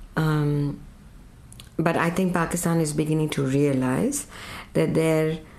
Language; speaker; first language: English; non-native, local second language; Urdu